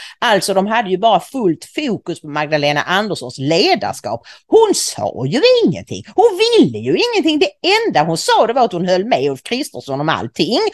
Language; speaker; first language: Swedish; native; Swedish